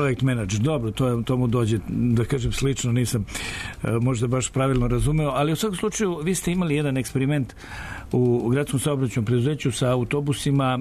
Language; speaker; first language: Serbian; native; Serbian